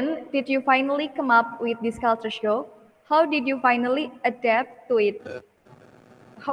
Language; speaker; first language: English; non-native, learner; Indonesian